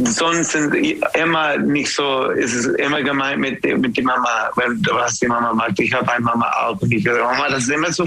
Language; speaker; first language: German; non-native, learner; English